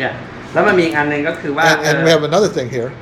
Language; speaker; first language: English; non-native, learner; Thai